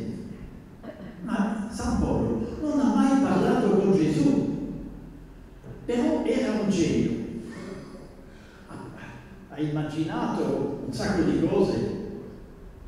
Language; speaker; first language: Italian; non-native, fluent; Dutch